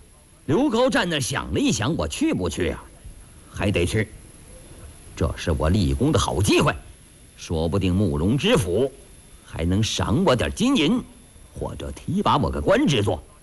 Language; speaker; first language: Chinese; native; Chinese